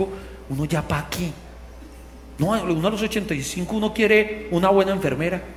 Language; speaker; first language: Spanish; native; Spanish